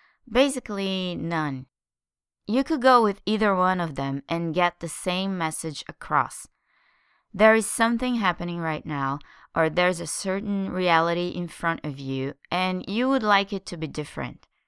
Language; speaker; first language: English; non-native, fluent; Portuguese